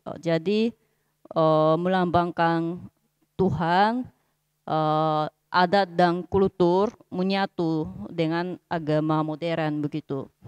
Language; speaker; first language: Indonesian; non-native, fluent; Japanese